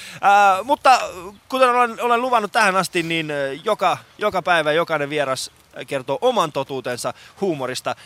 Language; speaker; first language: Finnish; native; Finnish